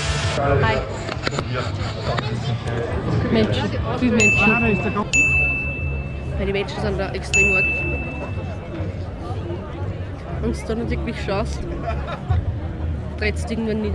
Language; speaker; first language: German; native; German